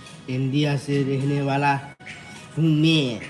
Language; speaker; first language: Hindi; non-native, local second language; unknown